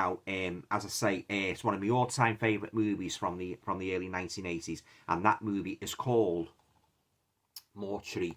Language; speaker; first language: English; native; English